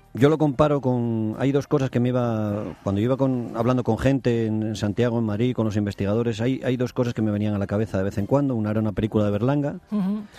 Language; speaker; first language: Spanish; native; Spanish